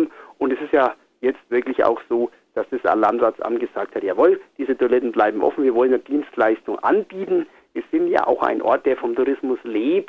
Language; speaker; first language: German; native; German